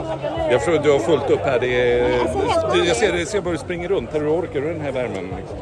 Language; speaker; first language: Swedish; native; Swedish